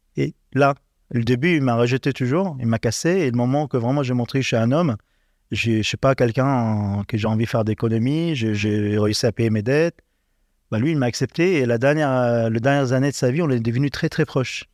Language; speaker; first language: French; non-native, learner; Arabic